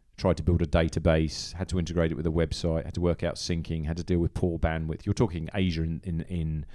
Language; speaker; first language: English; native; English